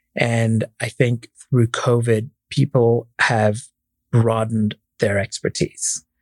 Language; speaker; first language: English; non-native, fluent; Arabic